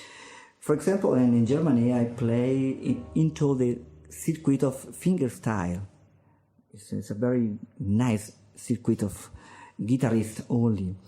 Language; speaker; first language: English; non-native, learner; Spanish